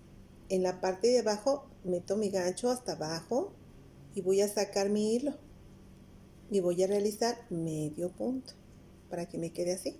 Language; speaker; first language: Spanish; native; Spanish